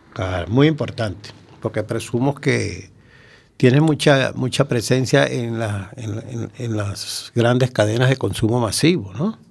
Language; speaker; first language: Spanish; native; Spanish